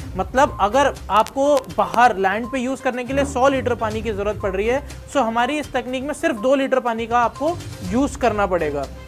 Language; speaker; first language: Hindi; native; Hindi